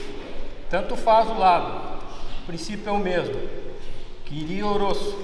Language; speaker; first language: Portuguese; native; Portuguese